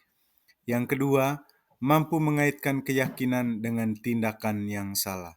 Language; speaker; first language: Indonesian; non-native, local second language; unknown